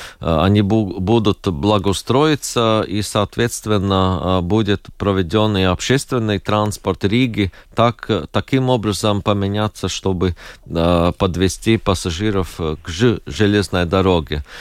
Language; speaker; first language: Russian; non-native, local second language; Latvian